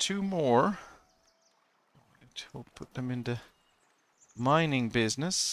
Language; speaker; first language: English; non-native, fluent; Dutch